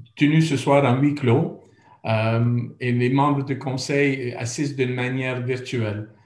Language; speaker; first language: French; non-native, fluent; English